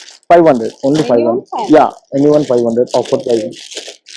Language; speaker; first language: English; non-native, local second language; Telugu